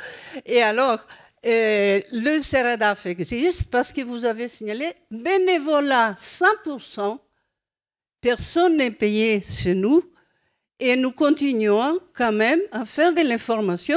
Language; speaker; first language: French; non-native, fluent; Greek